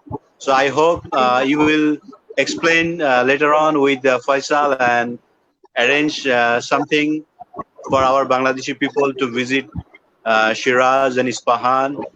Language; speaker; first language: English; non-native, local second language; Bangla